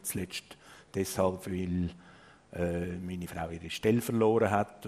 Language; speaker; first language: German; native; German